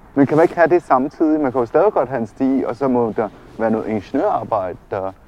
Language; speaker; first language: Danish; early bilingual, other home language; Vietnamese